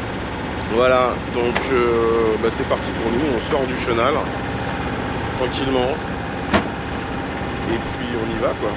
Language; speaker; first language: French; native; French